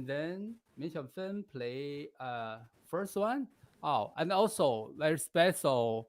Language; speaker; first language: English; non-native, learner; Chinese